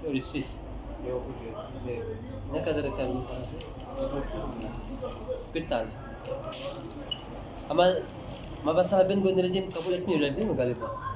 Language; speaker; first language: Turkish; non-native, learner; Filipino